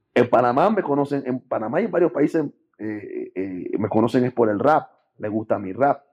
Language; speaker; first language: Spanish; native; Spanish